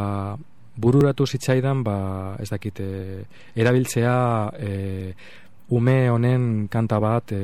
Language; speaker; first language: Basque; non-native, local second language; Spanish